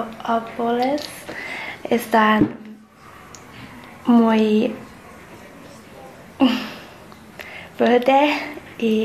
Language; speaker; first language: Spanish; non-native, learner; English